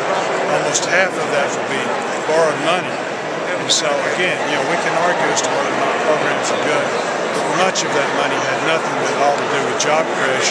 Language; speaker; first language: English; native; English